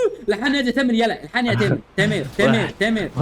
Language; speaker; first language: Arabic; native; Arabic